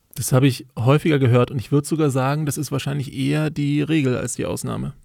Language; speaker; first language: German; native; German